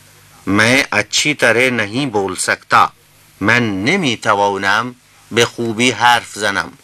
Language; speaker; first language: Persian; non-native, fluent; Urdu